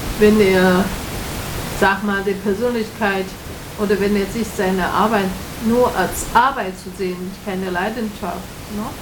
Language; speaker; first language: German; non-native, learner; Chinese